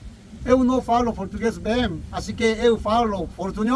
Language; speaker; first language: Portuguese; non-native, learner; Korean